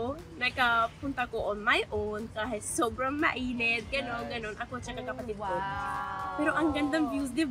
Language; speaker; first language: Filipino; non-native, learner; Arabic